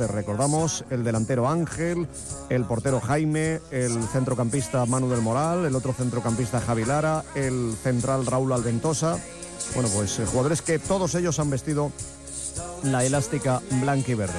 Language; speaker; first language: Spanish; native; Spanish